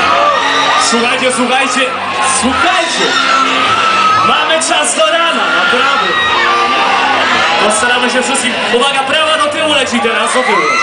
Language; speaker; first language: Polish; native; Polish